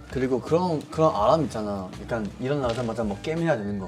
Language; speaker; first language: Korean; native; Korean